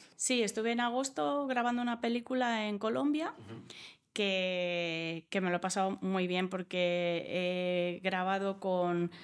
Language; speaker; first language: Spanish; early bilingual, other home language; English